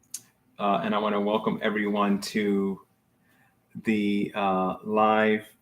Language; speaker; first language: English; native; English